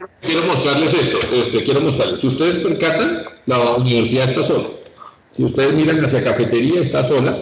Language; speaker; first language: Spanish; native; Spanish